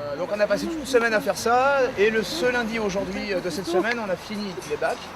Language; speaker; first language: French; native; French